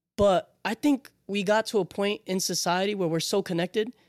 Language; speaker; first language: English; native; English